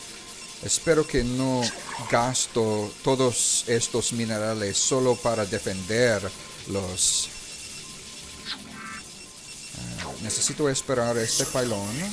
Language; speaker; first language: Spanish; non-native, learner; English